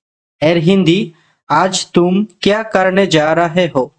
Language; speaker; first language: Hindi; non-native, fluent; Bangla